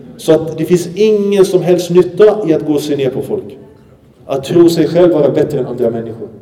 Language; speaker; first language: Swedish; early bilingual, other home language; Arabic